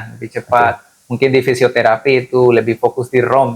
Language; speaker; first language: Indonesian; non-native, fluent; Spanish